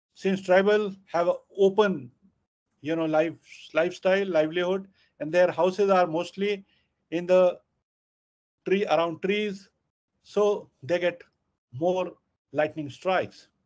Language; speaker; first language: English; non-native, local second language; Hindi